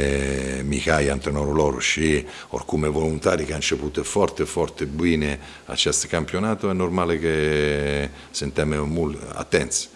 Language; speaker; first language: Romanian; non-native, fluent; Italian